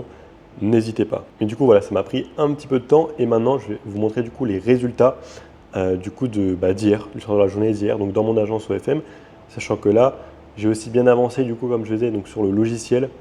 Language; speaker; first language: French; native; French